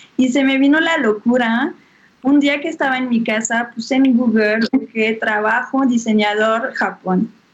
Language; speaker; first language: Spanish; non-native, fluent; French